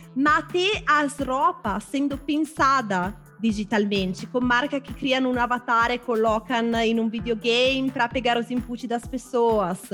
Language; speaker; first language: Portuguese; non-native, fluent; Italian